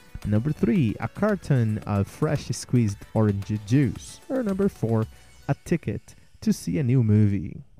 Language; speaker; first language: English; non-native, fluent; Portuguese